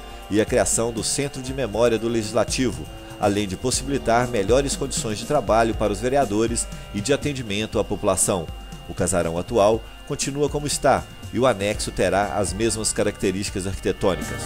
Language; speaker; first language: Portuguese; native; Portuguese